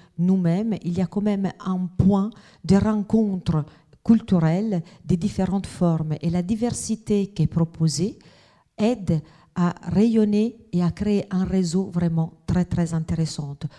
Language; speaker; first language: French; non-native, fluent; Italian